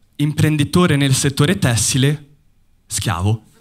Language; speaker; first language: Italian; native; Italian